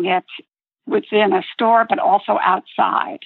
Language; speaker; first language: English; native; English